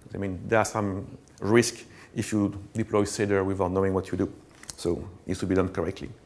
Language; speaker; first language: English; non-native, fluent; French